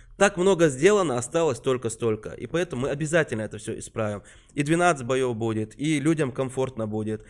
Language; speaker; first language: Russian; non-native, local second language; Chechen